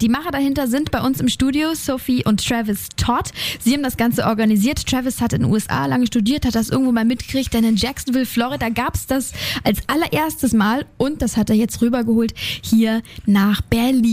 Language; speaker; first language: German; native; German